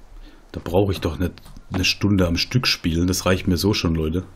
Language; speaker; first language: German; native; German